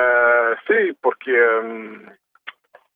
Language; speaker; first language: Portuguese; early bilingual, heritage; French